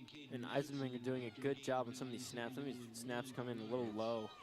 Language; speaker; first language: English; native; English